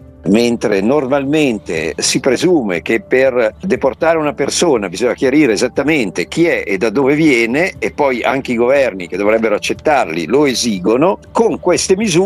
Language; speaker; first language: Italian; native; Italian